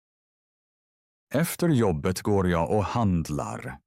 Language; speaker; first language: Swedish; non-native, fluent; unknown